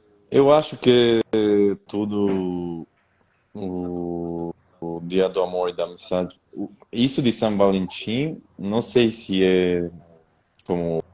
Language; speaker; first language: Portuguese; non-native, fluent; Spanish